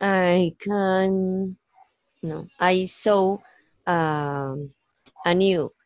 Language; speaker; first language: English; non-native, learner; Spanish